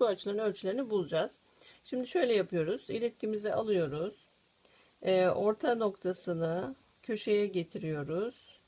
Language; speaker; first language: Turkish; native; Turkish